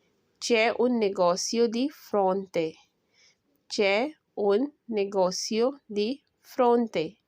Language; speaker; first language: Italian; non-native, learner; Urdu